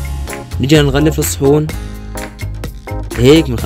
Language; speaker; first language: Arabic; native; Arabic